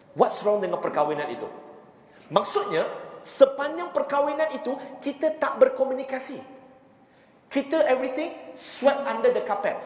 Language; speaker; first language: Malay; non-native, local second language; Chinese